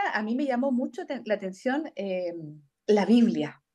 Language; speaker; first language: Spanish; native; Spanish